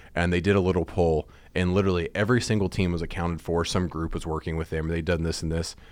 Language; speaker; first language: English; native; English